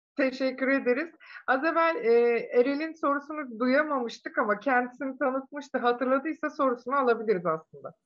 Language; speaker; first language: Turkish; native; Turkish